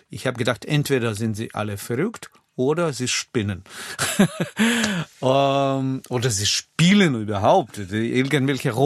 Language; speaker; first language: German; non-native, fluent; Russian